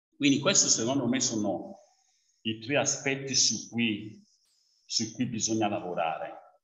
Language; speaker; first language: Italian; non-native, fluent; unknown